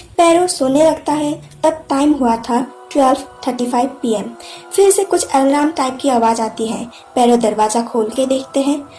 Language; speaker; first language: Hindi; non-native, local second language; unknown